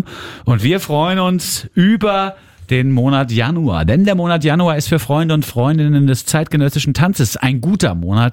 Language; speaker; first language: German; native; German